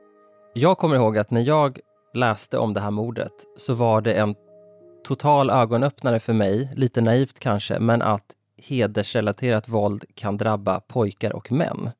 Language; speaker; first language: Swedish; native; Swedish